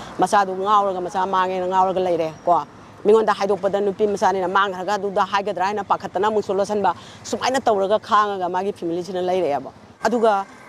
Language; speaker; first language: Manipuri; native; Manipuri